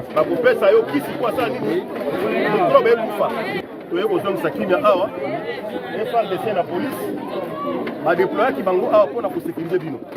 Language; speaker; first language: Lingala; native; Lingala